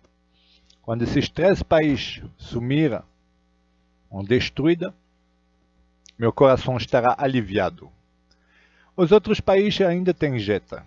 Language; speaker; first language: Portuguese; non-native, fluent; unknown